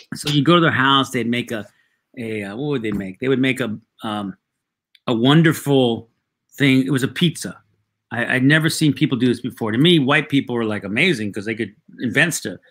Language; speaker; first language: English; early bilingual, other home language; Spanish